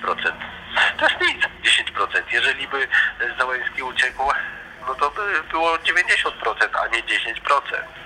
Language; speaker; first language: Polish; native; Polish